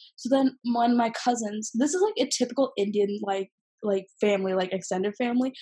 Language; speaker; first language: English; native; English